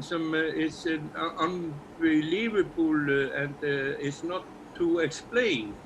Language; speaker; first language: English; non-native, learner; Icelandic